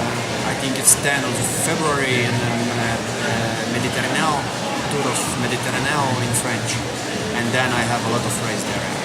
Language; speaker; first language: English; non-native, learner; Slovenian